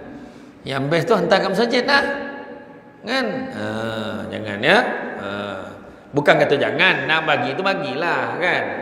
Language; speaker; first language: Malay; native; Malay